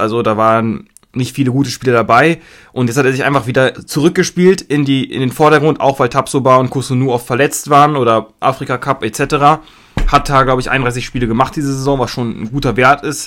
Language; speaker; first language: German; native; German